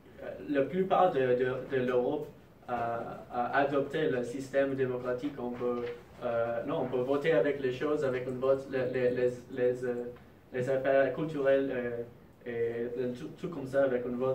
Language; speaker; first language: French; non-native, fluent; English